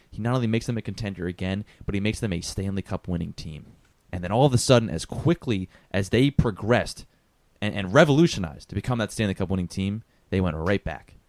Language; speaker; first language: English; native; English